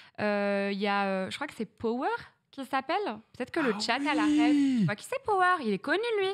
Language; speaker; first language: French; native; French